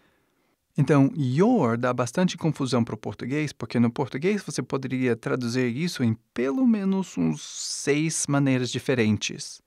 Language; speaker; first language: Portuguese; non-native, fluent; English